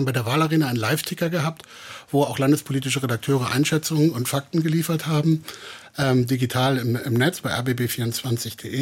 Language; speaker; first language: German; native; German